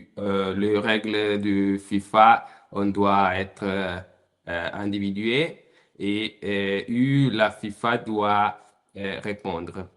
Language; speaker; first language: French; non-native, learner; Italian